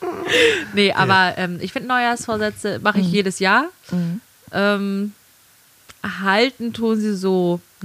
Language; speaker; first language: German; native; German